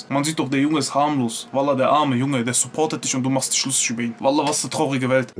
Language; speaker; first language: German; native; German